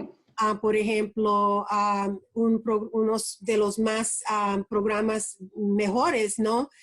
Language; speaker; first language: Spanish; early bilingual, heritage; Spanish